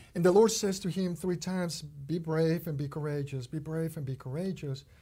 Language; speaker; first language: English; non-native, fluent; Spanish